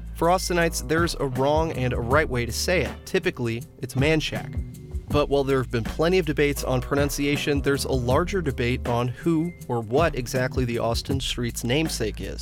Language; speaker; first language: English; native; English